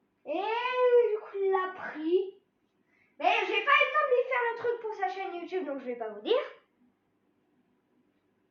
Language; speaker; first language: French; native; French